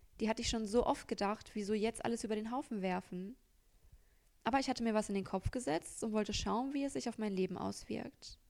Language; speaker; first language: German; native; German